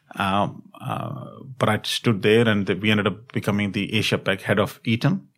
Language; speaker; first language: English; non-native, local second language; Hindi